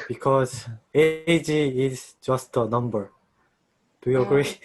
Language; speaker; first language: English; non-native, learner; Korean